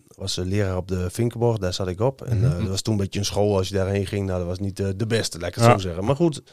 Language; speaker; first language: Dutch; native; Dutch